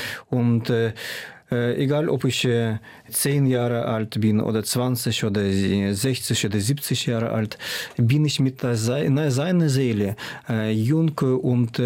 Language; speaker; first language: German; non-native, fluent; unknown